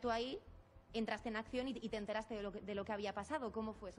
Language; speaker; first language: Spanish; native; Spanish